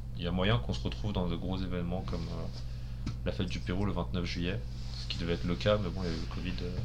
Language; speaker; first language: French; early bilingual, other home language; Spanish